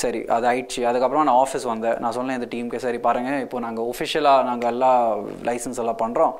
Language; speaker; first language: Tamil; non-native, local second language; Hindi